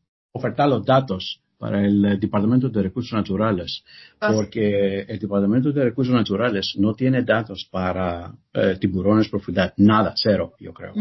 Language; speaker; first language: Spanish; non-native, learner; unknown